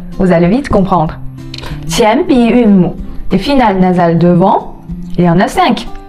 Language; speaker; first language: French; non-native, fluent; Chinese